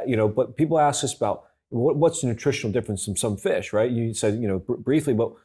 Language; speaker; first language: English; native; English